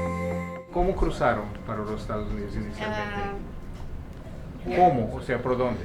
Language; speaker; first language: Spanish; non-native, fluent; Portuguese